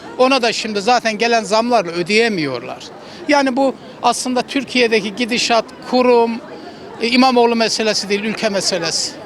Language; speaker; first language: Turkish; native; Turkish